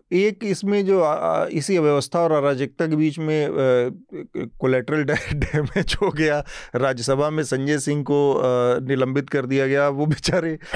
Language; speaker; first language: Hindi; native; Hindi